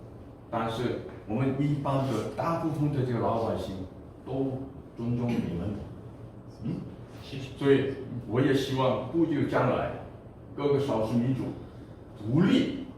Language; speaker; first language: Chinese; non-native, fluent; Korean